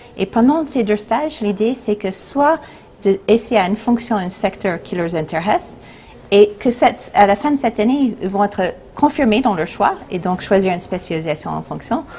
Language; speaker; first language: French; non-native, fluent; English